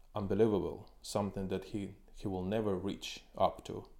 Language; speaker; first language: English; non-native, fluent; Ukrainian